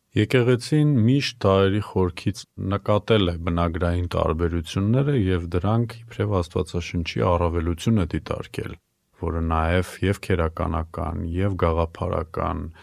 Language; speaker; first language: Armenian; native; Armenian